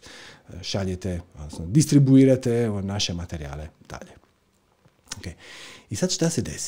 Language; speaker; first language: Croatian; native; Croatian